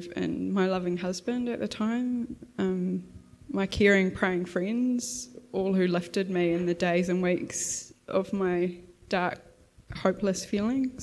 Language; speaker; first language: English; native; English